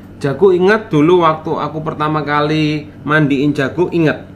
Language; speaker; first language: Javanese; non-native, local second language; English